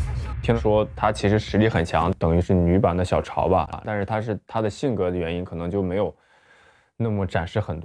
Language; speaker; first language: Chinese; native; Chinese